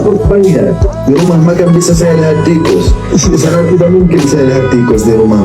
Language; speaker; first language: Indonesian; non-native, learner; Arabic